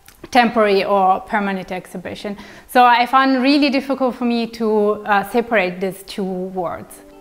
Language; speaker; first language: English; non-native, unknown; Italian